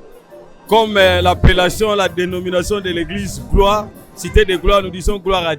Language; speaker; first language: French; non-native, local second language; Lingala